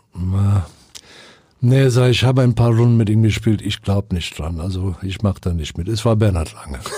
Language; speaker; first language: German; non-native, fluent; English